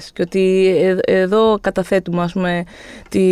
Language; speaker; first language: Greek; native; Greek